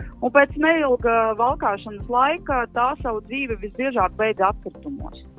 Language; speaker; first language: Latvian; native; Latvian